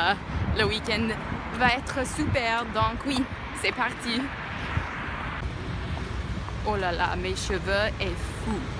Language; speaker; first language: French; non-native, learner; English